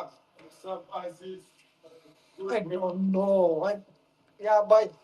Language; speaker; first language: English; non-native, learner; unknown